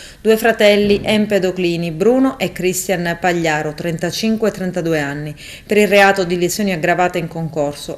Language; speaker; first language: Italian; native; Italian